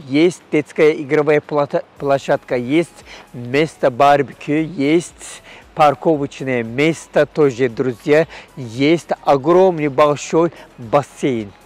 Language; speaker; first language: Russian; non-native, learner; Turkish